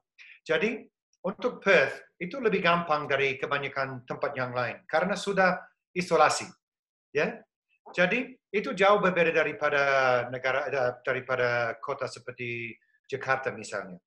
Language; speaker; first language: Indonesian; non-native, fluent; English